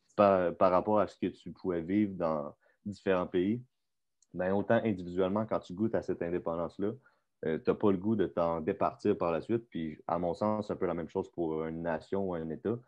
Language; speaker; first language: French; native; French